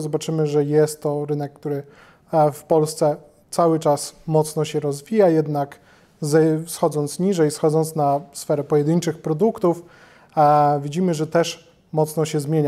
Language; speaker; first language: Polish; native; Polish